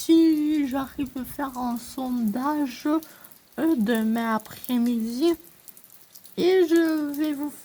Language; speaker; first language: French; native; French